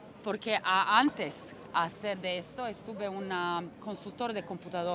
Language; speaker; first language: Spanish; non-native, fluent; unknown